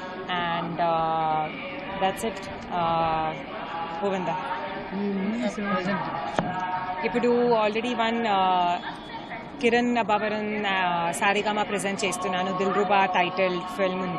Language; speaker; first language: Telugu; non-native, learner; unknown